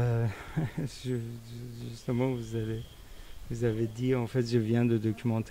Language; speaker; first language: French; non-native, fluent; Persian